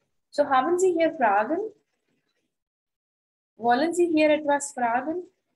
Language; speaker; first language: German; non-native, fluent; Hindi